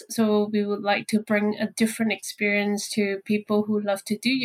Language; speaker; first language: English; non-native, local second language; Cantonese